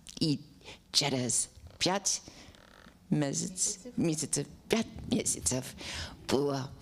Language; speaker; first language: Ukrainian; non-native, learner; English